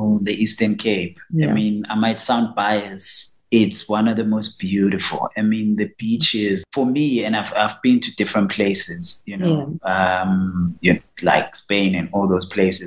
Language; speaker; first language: English; non-native, local second language; Xhosa